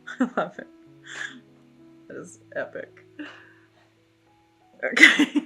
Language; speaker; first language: English; native; English